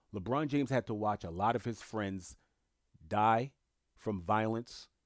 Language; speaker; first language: English; early bilingual, other home language; French